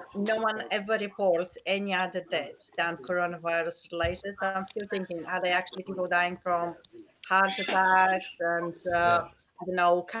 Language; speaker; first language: English; non-native, fluent; Bulgarian